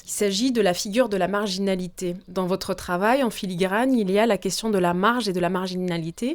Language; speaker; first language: French; native; French